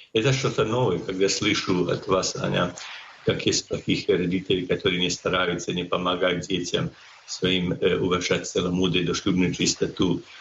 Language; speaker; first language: Ukrainian; non-native, learner; Croatian